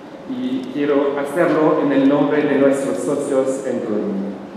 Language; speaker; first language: Spanish; non-native, learner; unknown